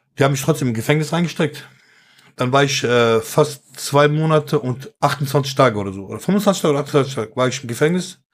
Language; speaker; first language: German; early bilingual, other home language; Kurdish